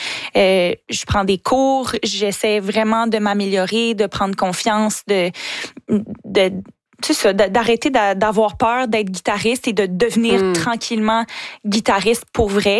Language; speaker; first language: French; native; French